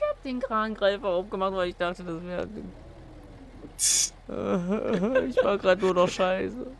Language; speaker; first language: German; native; German